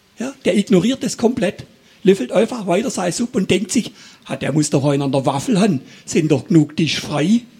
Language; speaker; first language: German; native; German